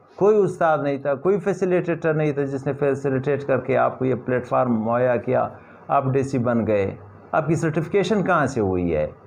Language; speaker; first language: Urdu; non-native, local second language; Pashto